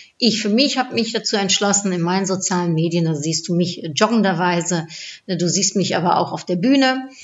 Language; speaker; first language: German; non-native, fluent; Dutch